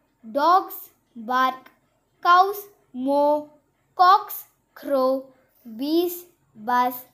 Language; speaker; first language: English; non-native, local second language; Tamil